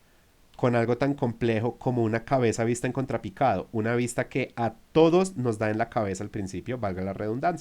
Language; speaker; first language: Spanish; native; Spanish